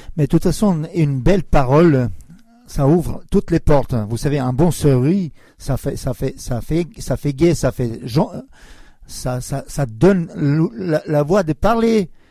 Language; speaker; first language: French; non-native, fluent; Serbian